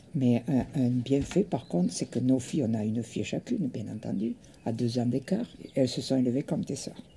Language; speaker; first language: French; early bilingual, other home language; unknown